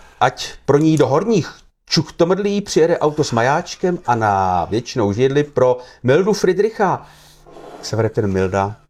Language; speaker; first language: Czech; native; Czech